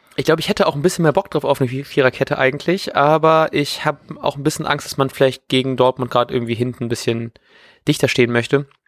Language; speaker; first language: German; native; German